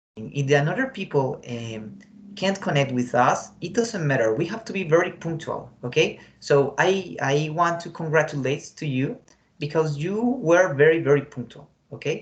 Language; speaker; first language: English; non-native, fluent; Spanish